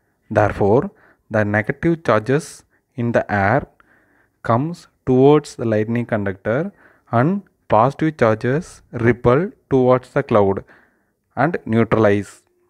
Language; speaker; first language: English; non-native, local second language; Tamil